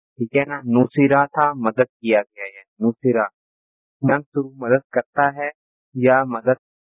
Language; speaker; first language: Urdu; native; Urdu